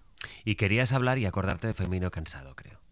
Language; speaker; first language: Spanish; native; Spanish